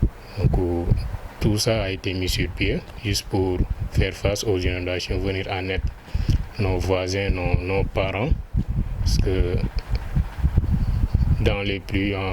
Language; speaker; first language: French; non-native, local second language; Wolof